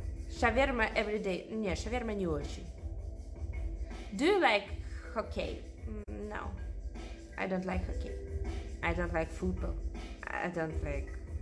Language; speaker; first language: English; non-native, learner; Russian